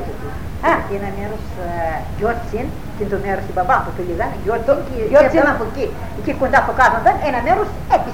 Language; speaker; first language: Greek; native; Greek